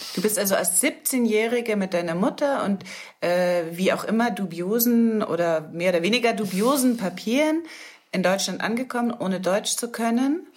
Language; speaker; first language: German; native; German